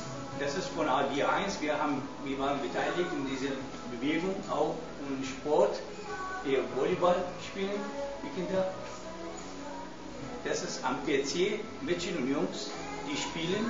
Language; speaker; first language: German; non-native, learner; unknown